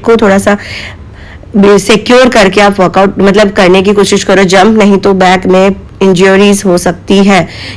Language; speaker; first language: Hindi; native; Hindi